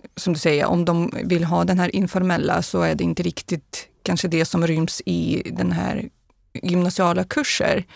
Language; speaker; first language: Swedish; non-native, fluent; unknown